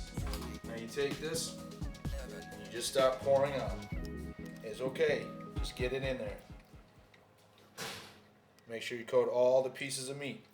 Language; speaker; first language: English; native; English